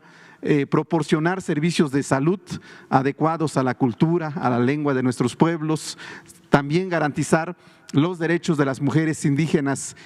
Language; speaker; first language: Spanish; non-native, local second language; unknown